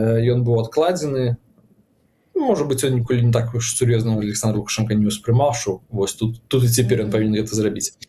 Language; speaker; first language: Belarusian; non-native, local second language; Russian